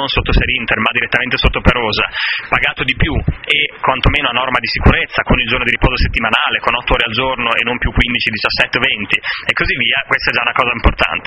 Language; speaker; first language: Italian; native; Italian